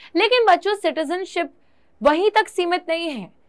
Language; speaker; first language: Hindi; native; Hindi